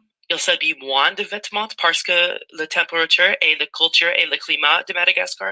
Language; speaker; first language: French; non-native, learner; English